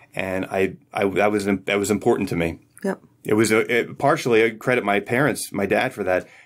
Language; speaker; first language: English; native; English